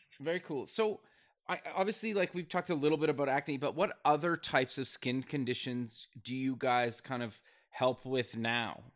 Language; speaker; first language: English; native; English